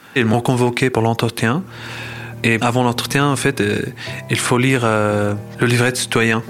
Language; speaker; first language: French; non-native, fluent; Arabic